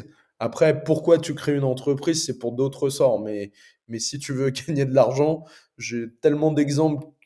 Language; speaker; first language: French; native; French